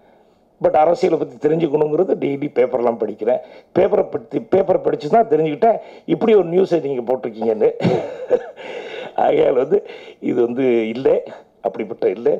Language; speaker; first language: Tamil; native; Tamil